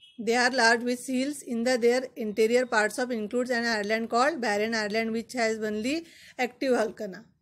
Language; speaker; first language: English; non-native, local second language; Marathi